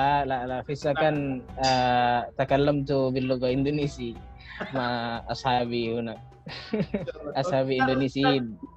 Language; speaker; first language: Arabic; non-native, learner; Indonesian